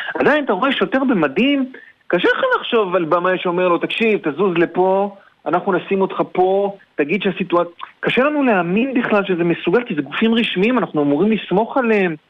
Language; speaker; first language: Hebrew; native; Hebrew